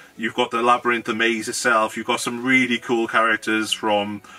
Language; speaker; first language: English; native; English